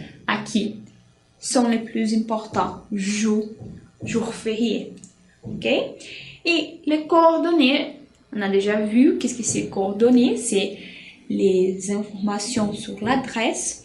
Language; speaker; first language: French; non-native, fluent; Portuguese